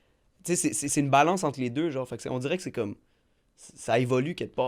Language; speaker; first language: French; native; French